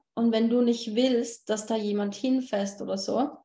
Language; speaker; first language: German; native; German